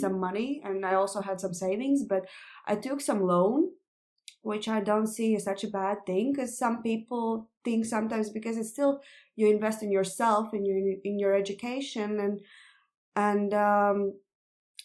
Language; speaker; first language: English; non-native, fluent; Latvian